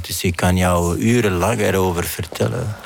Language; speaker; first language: Dutch; non-native, fluent; Arabic